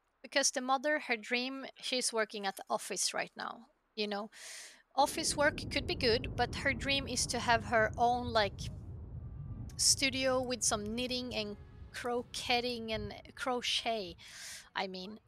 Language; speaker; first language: English; non-native, fluent; Swedish